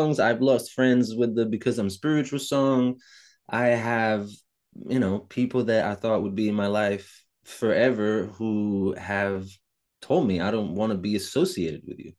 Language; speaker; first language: English; non-native, fluent; Italian